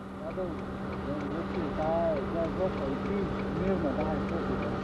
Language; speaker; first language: Russian; non-native, local second language; Chechen